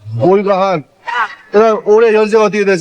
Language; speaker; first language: Korean; native; Korean